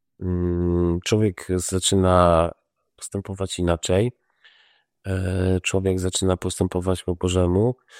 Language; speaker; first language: Polish; native; Polish